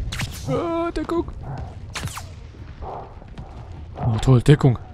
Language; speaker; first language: German; native; German